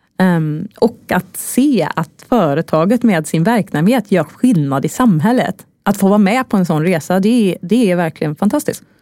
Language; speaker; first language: Swedish; native; Swedish